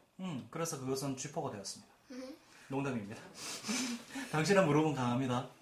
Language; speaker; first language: Korean; native; Korean